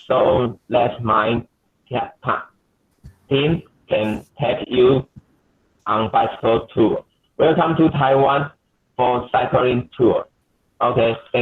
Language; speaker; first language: English; non-native, learner; Chinese